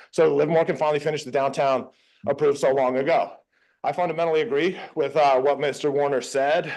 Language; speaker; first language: English; native; English